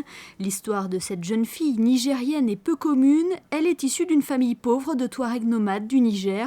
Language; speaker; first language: French; native; French